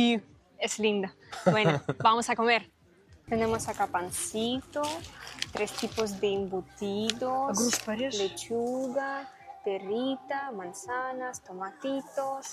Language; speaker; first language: Spanish; non-native, fluent; Russian